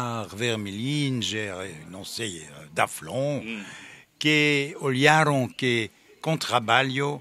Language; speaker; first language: Portuguese; non-native, fluent; French